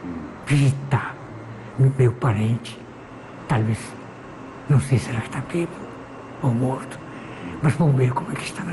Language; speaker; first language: Portuguese; non-native, fluent; Korean